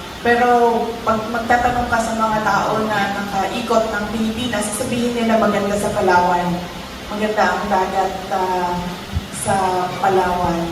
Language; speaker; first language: Filipino; non-native, local second language; Cebuano